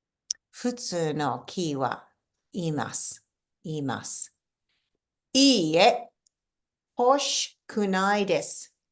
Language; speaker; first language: Japanese; non-native, fluent; English